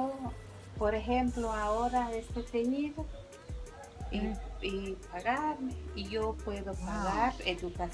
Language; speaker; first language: Spanish; non-native, local second language; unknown